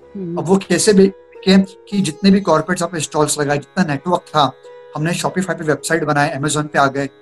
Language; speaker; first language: Hindi; non-native, local second language; Marathi